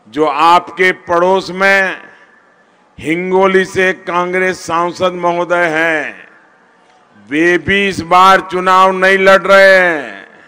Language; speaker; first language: Hindi; non-native, local second language; Gujarati